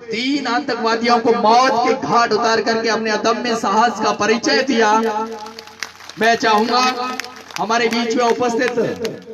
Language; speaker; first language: Hindi; native; Hindi